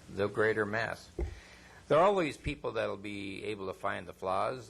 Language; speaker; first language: English; non-native, fluent; Spanish